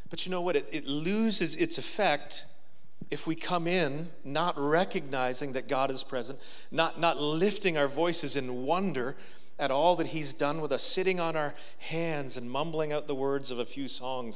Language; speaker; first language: English; native; English